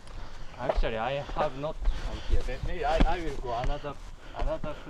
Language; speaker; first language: English; non-native, learner; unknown